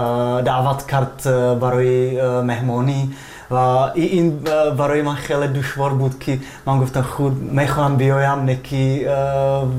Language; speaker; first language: Persian; non-native, fluent; Czech